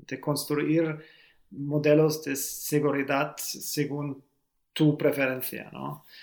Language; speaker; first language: Spanish; non-native, learner; German